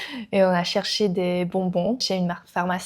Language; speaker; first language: French; non-native, learner; Chinese